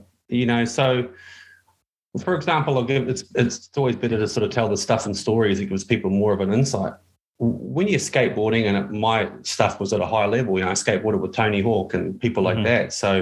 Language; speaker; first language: English; native; English